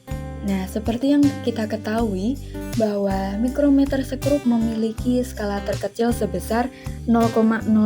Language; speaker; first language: Indonesian; native; Indonesian